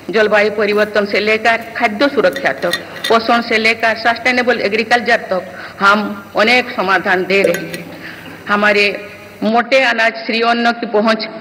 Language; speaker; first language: Hindi; non-native, local second language; Santali